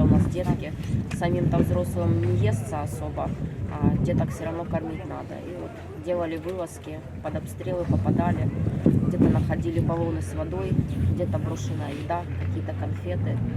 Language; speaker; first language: Russian; native; Russian